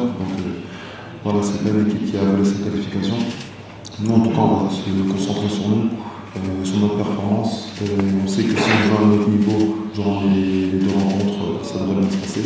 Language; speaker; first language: French; native; French